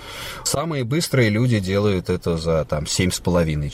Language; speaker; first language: Russian; native; Russian